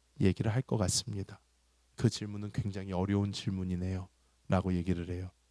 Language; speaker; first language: Korean; early bilingual, heritage; Korean